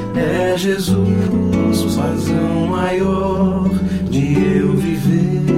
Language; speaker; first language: Portuguese; native; Portuguese